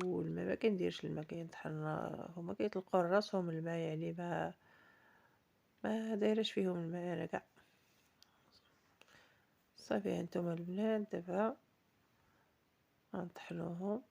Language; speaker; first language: Arabic; native; Arabic